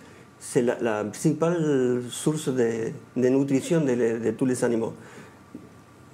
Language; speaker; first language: French; non-native, fluent; Spanish